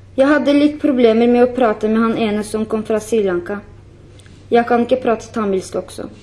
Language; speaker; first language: Norwegian; non-native, fluent; Kurdish